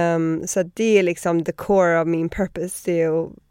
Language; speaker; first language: Swedish; early bilingual, heritage; Swedish